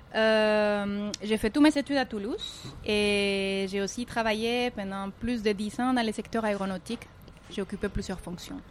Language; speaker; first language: French; non-native, fluent; Spanish